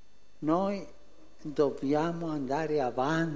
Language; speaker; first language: Italian; early bilingual, heritage; Spanish